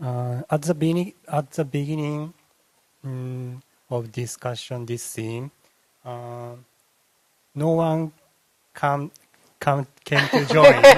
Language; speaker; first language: English; non-native, learner; Japanese